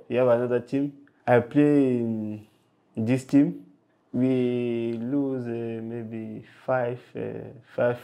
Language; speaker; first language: English; non-native, local second language; French